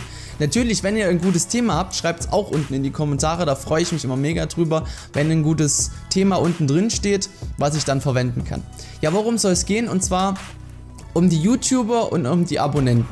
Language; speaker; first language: German; native; German